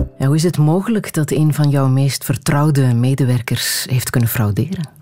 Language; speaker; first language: Dutch; native; Dutch